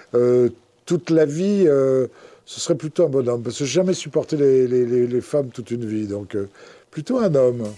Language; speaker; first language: French; native; French